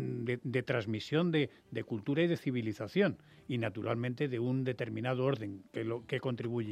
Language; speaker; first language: Spanish; native; Spanish